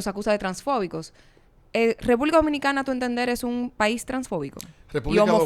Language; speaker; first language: Spanish; native; Spanish